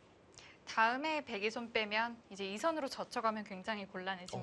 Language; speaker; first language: Korean; native; Korean